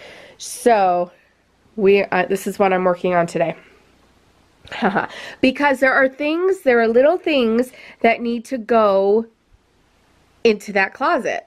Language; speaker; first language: English; native; English